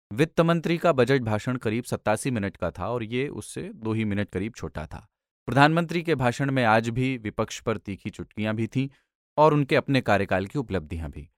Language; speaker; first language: Hindi; native; Hindi